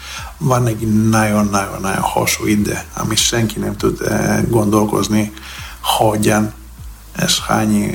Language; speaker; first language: Hungarian; non-native, fluent; Greek